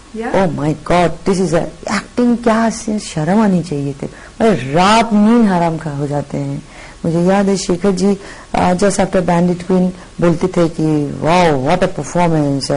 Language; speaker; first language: Hindi; non-native, local second language; Bangla